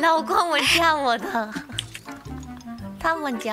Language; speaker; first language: Chinese; non-native, learner; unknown